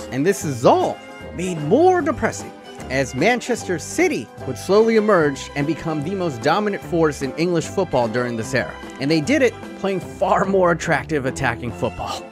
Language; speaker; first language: English; native; English